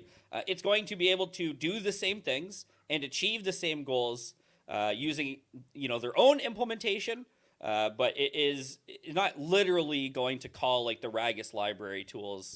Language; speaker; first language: English; native; English